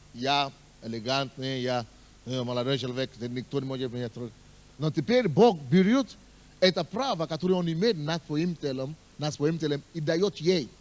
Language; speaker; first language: Russian; non-native, fluent; Yoruba